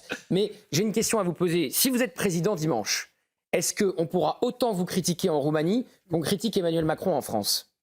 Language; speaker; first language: French; native; French